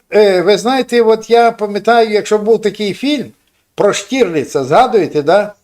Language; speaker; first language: Ukrainian; native; Ukrainian